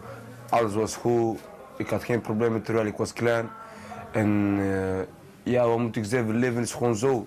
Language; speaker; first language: Dutch; early bilingual, other home language; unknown